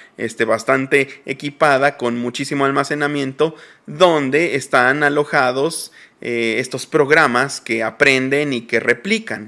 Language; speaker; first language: Spanish; native; Spanish